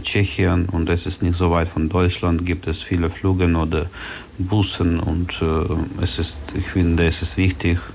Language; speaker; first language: German; non-native, learner; Ukrainian